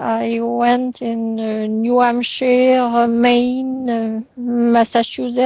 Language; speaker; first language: English; non-native, learner; French